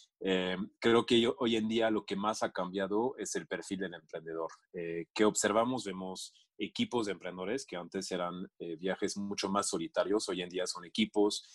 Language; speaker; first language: Spanish; non-native, fluent; French